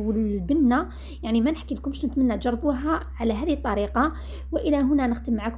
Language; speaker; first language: Arabic; native; Arabic